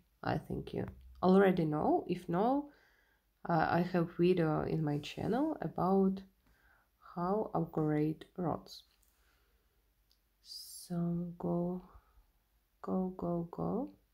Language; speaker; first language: English; non-native, learner; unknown